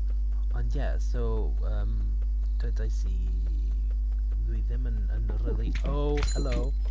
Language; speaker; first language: Welsh; non-native, learner; English